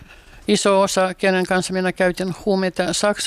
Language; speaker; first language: Finnish; non-native, fluent; Russian